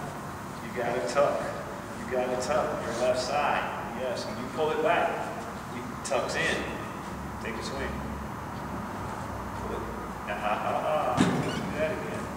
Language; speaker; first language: English; native; English